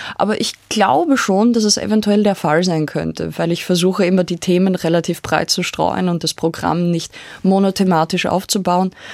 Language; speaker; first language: German; native; German